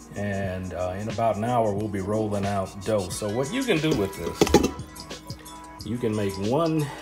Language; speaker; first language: English; native; English